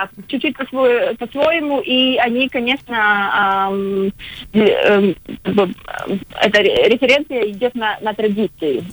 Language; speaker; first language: Russian; non-native, local second language; Latvian